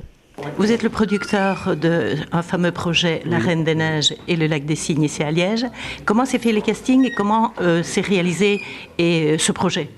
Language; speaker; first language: French; native; French